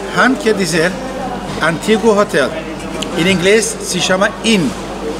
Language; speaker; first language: Portuguese; non-native, learner; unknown